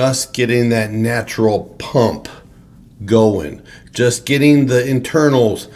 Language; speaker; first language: English; native; English